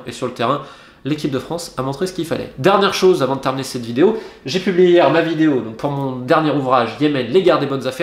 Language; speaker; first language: French; native; French